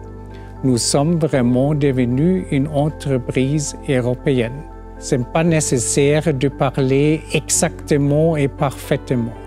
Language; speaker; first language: French; non-native, fluent; German